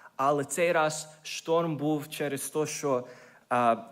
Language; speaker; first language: Ukrainian; early bilingual, heritage; Ukrainian